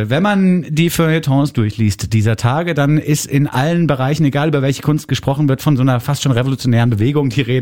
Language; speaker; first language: German; native; German